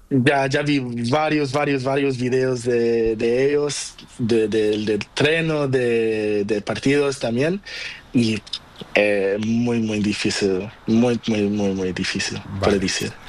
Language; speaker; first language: Spanish; non-native, learner; Portuguese